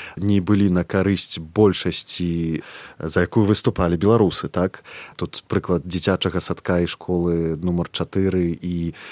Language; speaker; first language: Belarusian; native; Belarusian